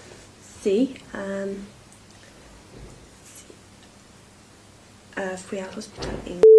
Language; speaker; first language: Spanish; non-native, learner; English